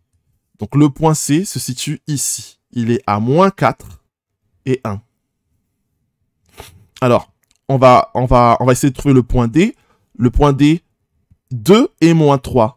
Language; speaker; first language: French; native; French